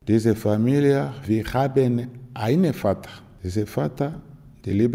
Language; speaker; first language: German; non-native, learner; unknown